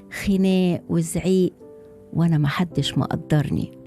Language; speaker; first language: Arabic; native; Arabic